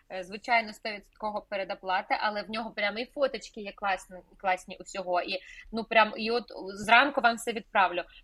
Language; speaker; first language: Ukrainian; native; Ukrainian